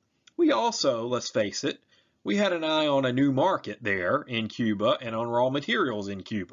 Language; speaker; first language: English; native; English